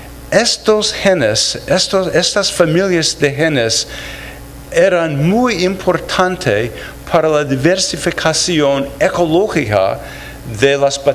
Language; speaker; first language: Spanish; non-native, fluent; English